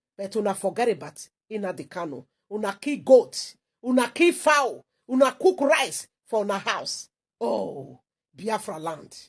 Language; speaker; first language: Nigerian Pidgin; non-native, local second language; Igbo